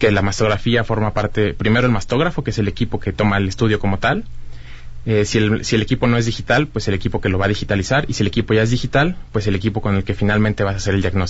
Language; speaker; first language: Spanish; native; Spanish